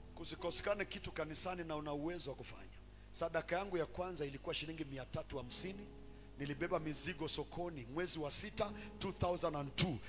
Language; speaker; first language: Swahili; non-native, local second language; Luyia